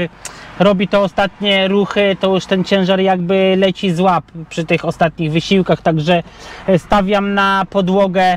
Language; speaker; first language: Polish; native; Polish